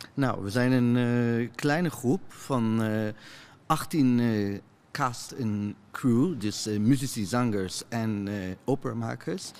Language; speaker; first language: Dutch; non-native, fluent; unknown